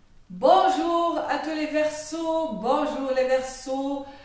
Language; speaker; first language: French; non-native, local second language; Dutch